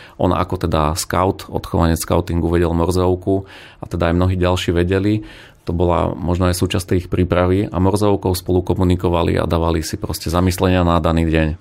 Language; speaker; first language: Slovak; native; Slovak